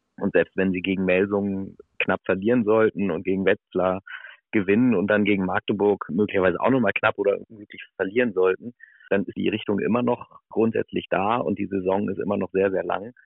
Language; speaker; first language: German; native; German